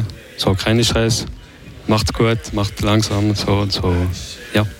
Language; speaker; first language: German; non-native, learner; French